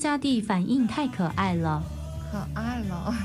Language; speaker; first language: Chinese; non-native, learner; Korean